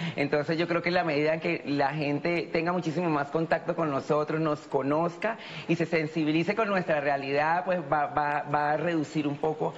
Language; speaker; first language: Spanish; native; Spanish